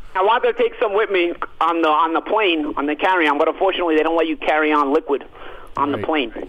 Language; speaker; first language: English; early bilingual, other home language; Italian